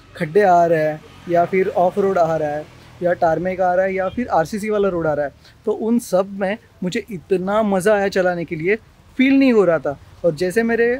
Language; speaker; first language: Hindi; non-native, local second language; Marathi